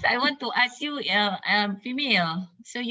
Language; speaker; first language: English; non-native, local second language; Malay